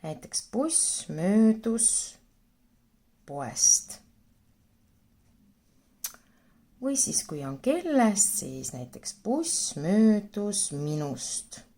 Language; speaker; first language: Estonian; non-native, local second language; Russian